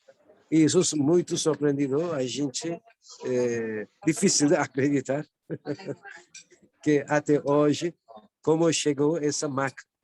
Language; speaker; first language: Portuguese; non-native, learner; Turkish